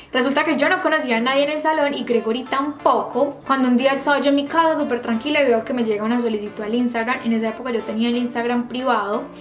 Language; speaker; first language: Spanish; native; Spanish